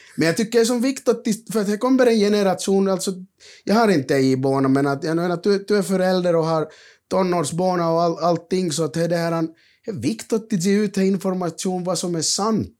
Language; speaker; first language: Swedish; native; Swedish